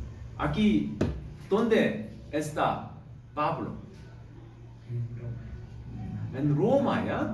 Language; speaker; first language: Spanish; non-native, learner; Korean